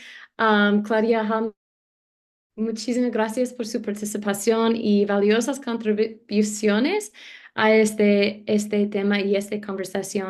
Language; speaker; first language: Spanish; non-native, learner; English